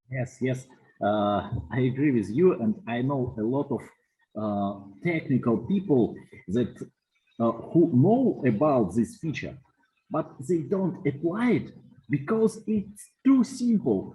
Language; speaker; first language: English; non-native, fluent; Russian